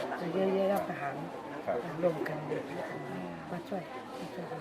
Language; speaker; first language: Thai; non-native, learner; Shan